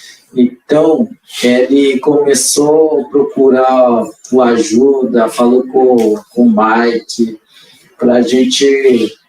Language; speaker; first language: Portuguese; non-native, local second language; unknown